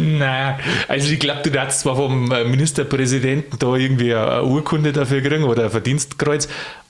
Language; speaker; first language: German; native; German